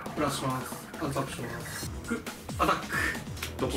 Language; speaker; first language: Japanese; native; Japanese